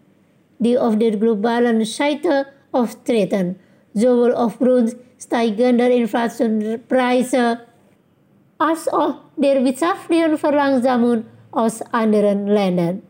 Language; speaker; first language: German; non-native, fluent; Indonesian